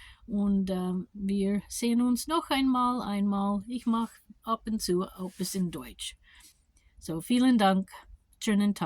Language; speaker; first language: German; non-native, learner; English